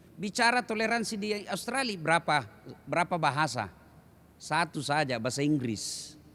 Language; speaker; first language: Indonesian; native; Indonesian